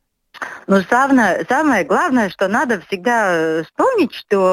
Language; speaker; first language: Russian; non-native, local second language; Latvian